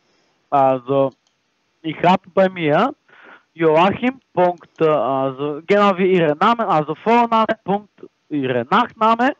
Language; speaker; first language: German; non-native, fluent; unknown